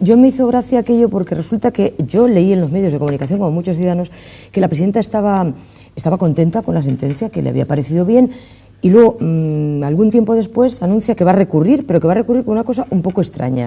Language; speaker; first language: Spanish; native; Spanish